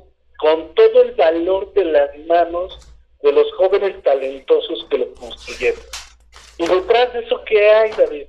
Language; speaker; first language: Spanish; native; Spanish